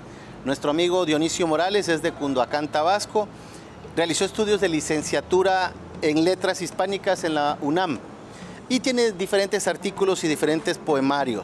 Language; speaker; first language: Spanish; native; Spanish